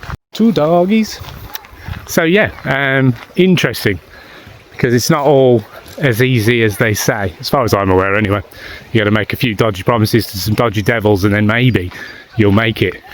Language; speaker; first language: English; native; English